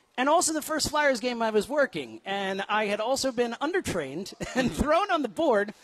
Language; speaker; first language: English; native; English